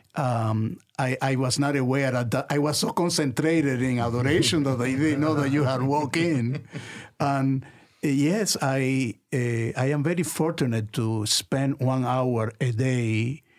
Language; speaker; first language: English; non-native, fluent; Spanish